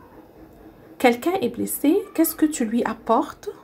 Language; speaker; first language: French; non-native, fluent; Arabic